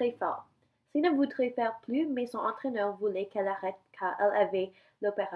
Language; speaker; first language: French; non-native, learner; English